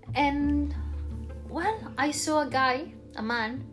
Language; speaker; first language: English; non-native, fluent; Spanish